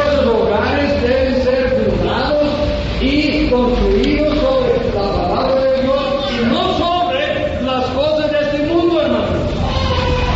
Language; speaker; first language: Spanish; non-native, fluent; English